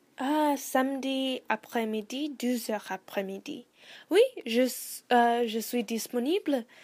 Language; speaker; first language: French; non-native, learner; English